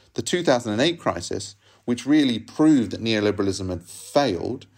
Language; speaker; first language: English; native; English